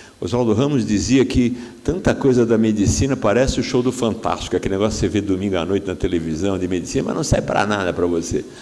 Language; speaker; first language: Portuguese; native; Portuguese